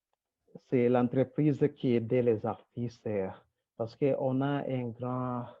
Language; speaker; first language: French; non-native, local second language; Rundi